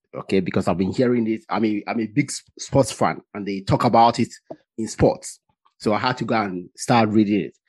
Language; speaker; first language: English; non-native, local second language; Igbo